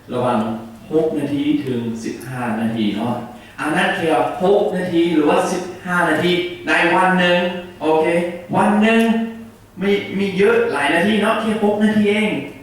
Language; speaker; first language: Thai; non-native, learner; English